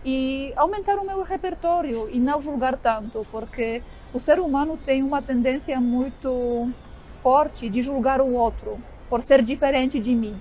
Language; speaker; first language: Portuguese; non-native, fluent; Polish